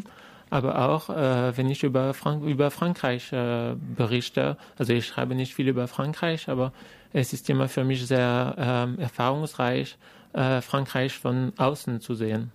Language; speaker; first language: German; non-native, fluent; French